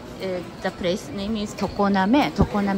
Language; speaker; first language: English; non-native, learner; Japanese